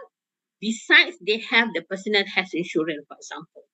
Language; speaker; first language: English; non-native, local second language; Malay